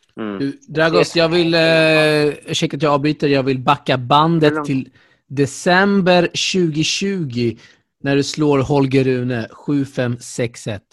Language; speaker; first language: Swedish; native; Swedish